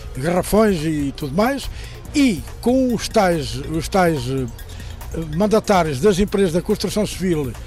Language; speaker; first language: Portuguese; native; Portuguese